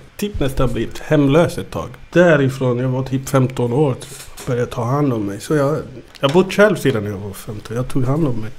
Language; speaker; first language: Swedish; early bilingual, other home language; Amharic